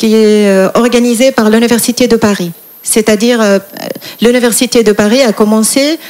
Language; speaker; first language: French; non-native, fluent; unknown